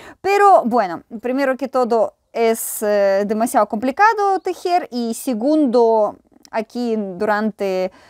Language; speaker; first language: Spanish; non-native, fluent; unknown